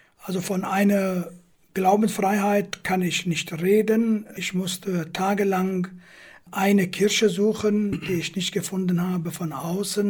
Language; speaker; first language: German; non-native, fluent; Kurdish